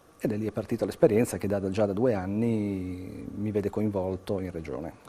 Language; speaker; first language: Italian; native; Italian